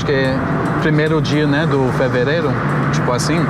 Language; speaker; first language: Portuguese; non-native, learner; English